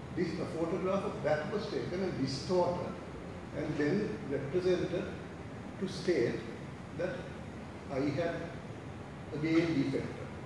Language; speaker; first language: English; non-native, local second language; Sinhala